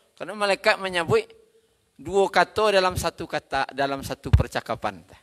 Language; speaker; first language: Malay; non-native, local second language; Minangkabau